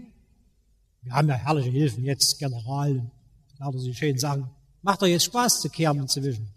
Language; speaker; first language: German; native; German